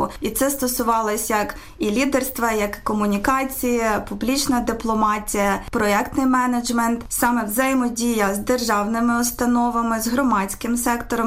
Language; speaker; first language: Ukrainian; native; Ukrainian